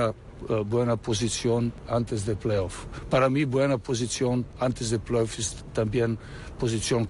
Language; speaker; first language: Spanish; non-native, learner; Serbian